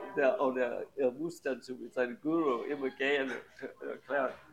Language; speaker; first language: German; non-native, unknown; English